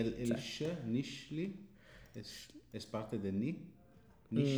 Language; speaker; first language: Spanish; non-native, fluent; English